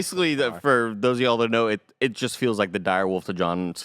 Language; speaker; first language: English; native; English